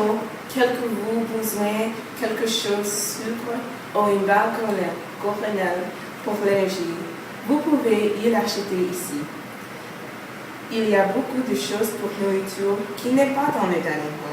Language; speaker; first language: French; non-native, learner; English